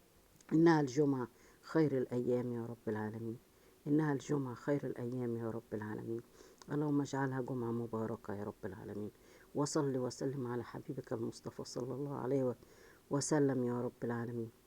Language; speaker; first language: Arabic; native; Arabic